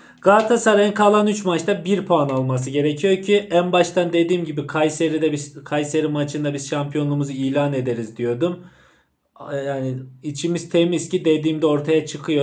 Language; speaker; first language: Turkish; native; Turkish